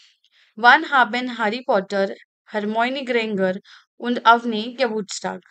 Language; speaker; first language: German; non-native, fluent; Hindi